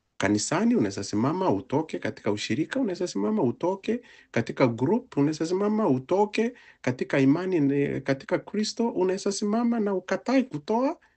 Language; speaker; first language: Swahili; native; Swahili